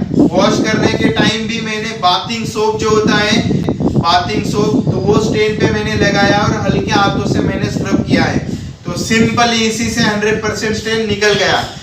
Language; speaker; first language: Hindi; non-native, local second language; Marathi